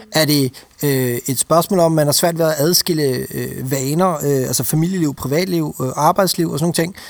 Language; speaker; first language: Danish; native; Danish